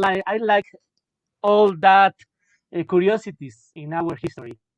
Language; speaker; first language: English; non-native, learner; Spanish